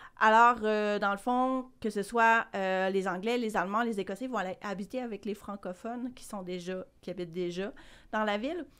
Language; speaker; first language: French; native; French